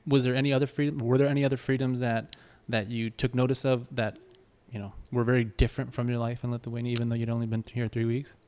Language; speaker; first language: English; native; English